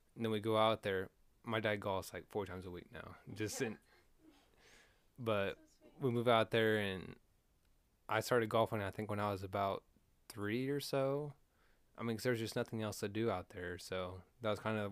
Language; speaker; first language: English; native; English